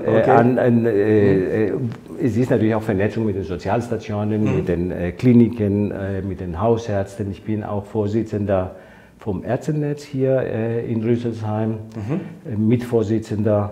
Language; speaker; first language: German; non-native, fluent; Greek